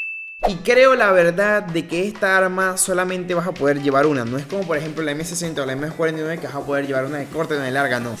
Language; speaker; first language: Spanish; native; Spanish